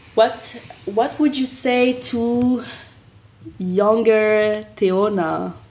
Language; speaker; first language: English; non-native, fluent; French